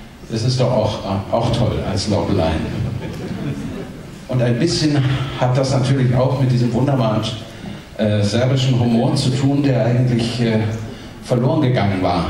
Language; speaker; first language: German; native; German